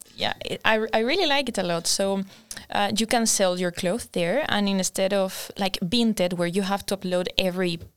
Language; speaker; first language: English; non-native, fluent; Spanish